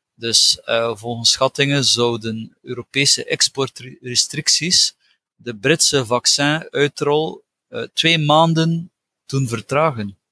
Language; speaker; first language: Dutch; native; Dutch